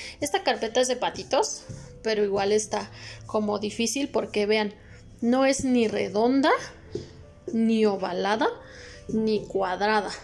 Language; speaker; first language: Spanish; native; Spanish